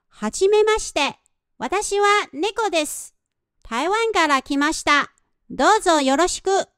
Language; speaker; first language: Japanese; non-native, fluent; Chinese